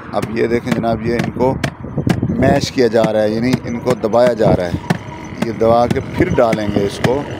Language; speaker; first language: Urdu; non-native, local second language; Punjabi